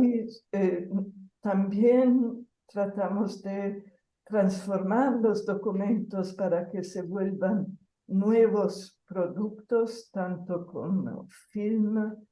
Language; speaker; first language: Spanish; non-native, fluent; Italian